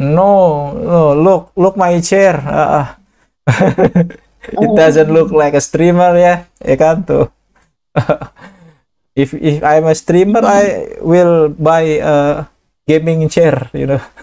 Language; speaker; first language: English; non-native, learner; Indonesian